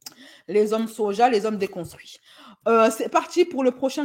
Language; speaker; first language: French; native; French